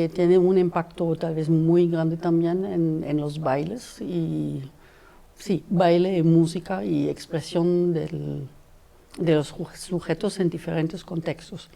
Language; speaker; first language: Spanish; non-native, fluent; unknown